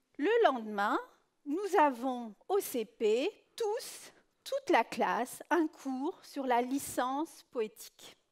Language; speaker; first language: French; early bilingual, other home language; Spanish